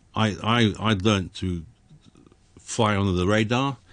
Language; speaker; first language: English; native; English